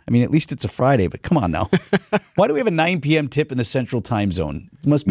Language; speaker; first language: English; native; English